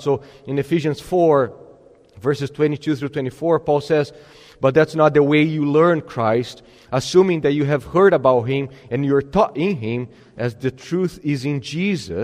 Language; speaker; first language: English; non-native, fluent; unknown